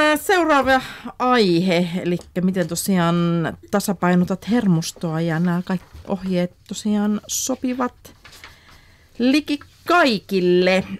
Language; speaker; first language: Finnish; native; Finnish